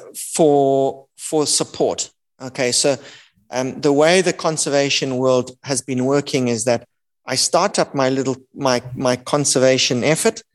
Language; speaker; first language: English; native; English